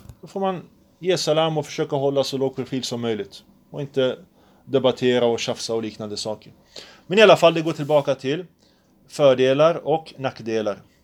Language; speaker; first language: Swedish; early bilingual, other home language; Arabic